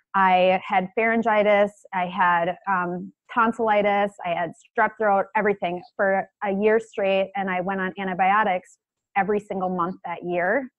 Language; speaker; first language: English; native; English